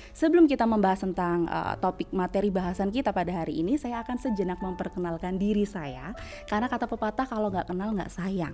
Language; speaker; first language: Indonesian; native; Indonesian